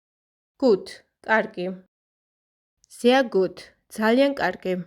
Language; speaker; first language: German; non-native, fluent; Georgian